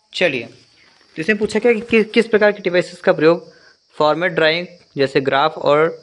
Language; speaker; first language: Hindi; native; Hindi